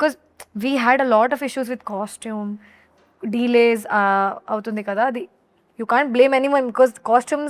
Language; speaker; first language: Telugu; non-native, learner; Hindi